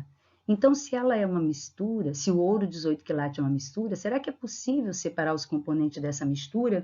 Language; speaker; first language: Portuguese; native; Portuguese